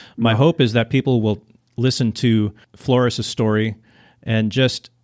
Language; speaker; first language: English; non-native, fluent; Dutch